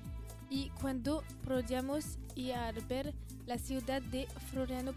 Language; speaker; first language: Spanish; non-native, learner; French